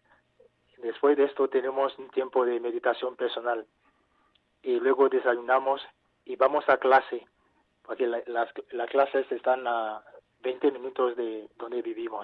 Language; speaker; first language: Spanish; non-native, fluent; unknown